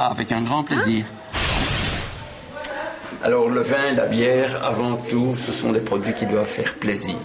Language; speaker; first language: French; native; French